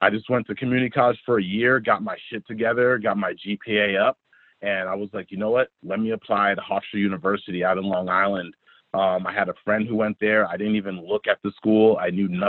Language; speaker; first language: English; native; English